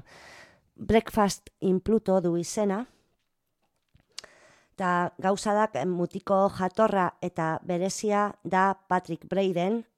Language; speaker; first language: Basque; non-native, local second language; Spanish